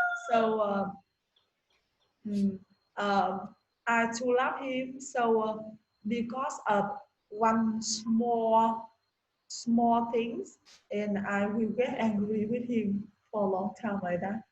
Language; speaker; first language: English; non-native, learner; Vietnamese